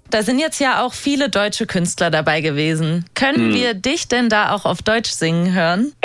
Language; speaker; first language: German; native; German